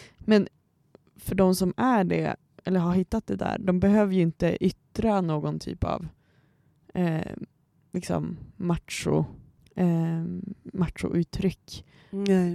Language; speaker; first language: Swedish; native; Swedish